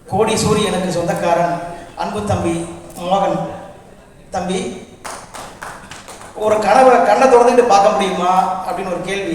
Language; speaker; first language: Tamil; native; Tamil